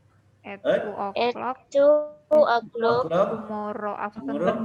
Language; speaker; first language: English; non-native, learner; Indonesian